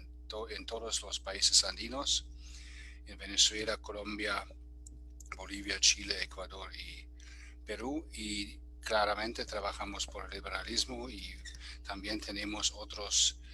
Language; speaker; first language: Spanish; non-native, fluent; German